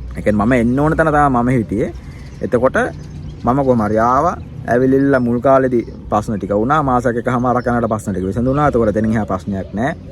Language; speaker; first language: Sinhala; native; Sinhala